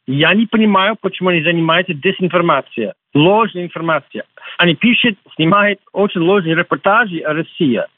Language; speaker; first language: Russian; non-native, fluent; English